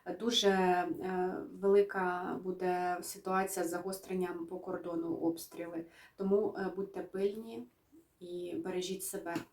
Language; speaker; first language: Ukrainian; native; Ukrainian